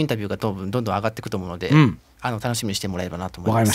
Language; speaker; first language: Japanese; native; Japanese